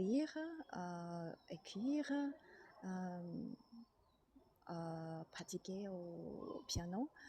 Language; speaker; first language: French; non-native, learner; Chinese